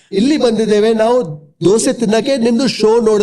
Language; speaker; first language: Kannada; non-native, local second language; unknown